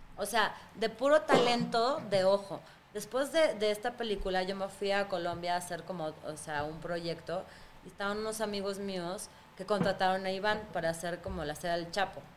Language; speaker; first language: Spanish; early bilingual, other home language; Russian